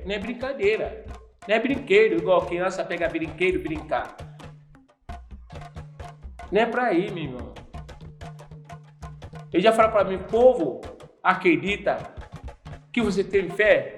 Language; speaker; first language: Portuguese; non-native, learner; Yoruba